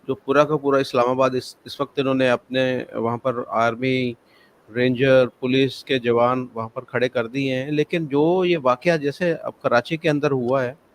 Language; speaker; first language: Urdu; non-native, local second language; Punjabi